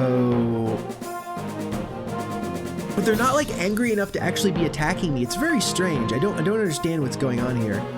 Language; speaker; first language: English; native; English